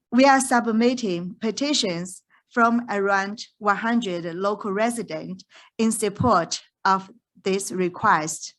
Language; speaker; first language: English; non-native, fluent; Chinese